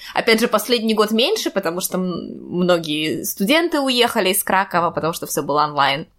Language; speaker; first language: Russian; native; Russian